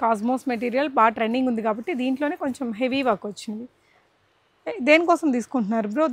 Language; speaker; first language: Telugu; native; Telugu